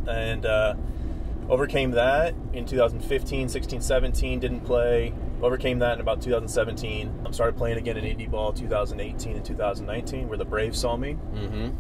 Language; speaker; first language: English; native; English